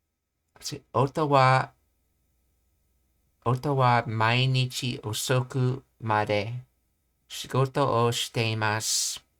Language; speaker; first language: Japanese; non-native, learner; English